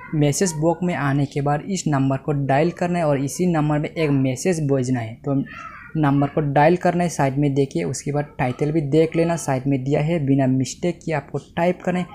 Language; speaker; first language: Hindi; native; Hindi